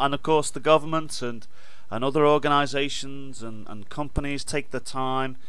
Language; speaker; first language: English; native; English